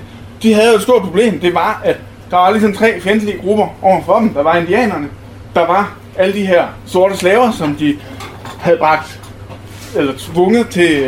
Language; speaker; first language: Danish; native; Danish